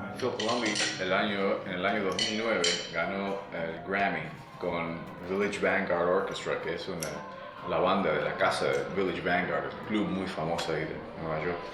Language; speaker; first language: Spanish; early bilingual, other home language; English